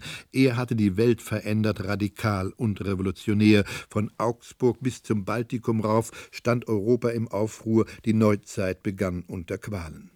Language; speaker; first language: German; native; German